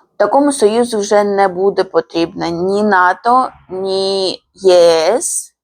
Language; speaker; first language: Ukrainian; non-native, fluent; Georgian